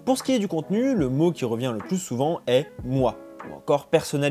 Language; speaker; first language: French; native; French